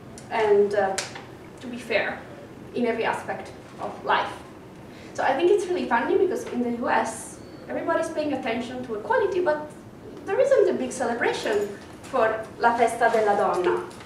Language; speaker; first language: English; non-native, fluent; Italian